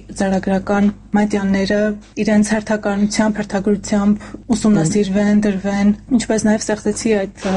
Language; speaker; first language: Armenian; native; Armenian